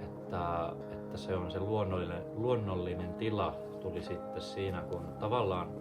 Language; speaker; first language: Finnish; native; Finnish